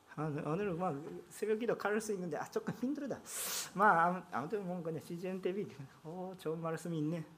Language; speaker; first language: Korean; non-native, fluent; Japanese